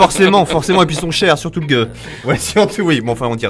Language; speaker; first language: French; native; French